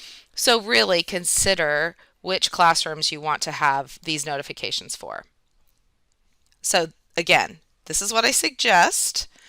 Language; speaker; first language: English; native; English